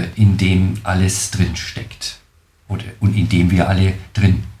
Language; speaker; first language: German; native; German